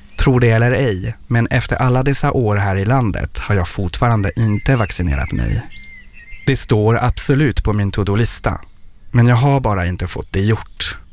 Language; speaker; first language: Swedish; non-native, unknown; French